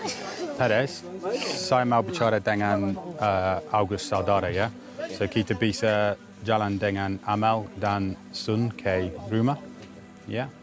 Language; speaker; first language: Indonesian; non-native, learner; English